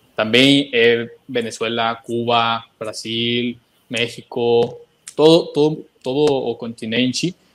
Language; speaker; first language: Portuguese; non-native, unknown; Spanish